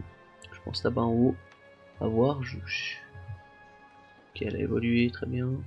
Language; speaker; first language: French; native; French